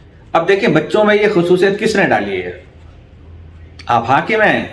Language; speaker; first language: Urdu; native; Urdu